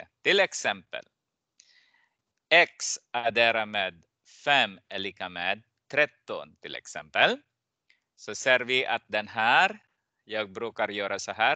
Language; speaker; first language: Swedish; non-native, fluent; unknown